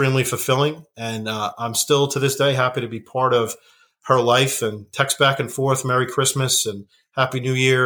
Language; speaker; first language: English; native; English